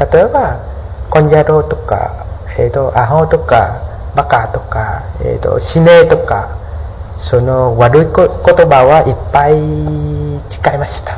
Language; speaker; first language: Japanese; non-native, learner; Vietnamese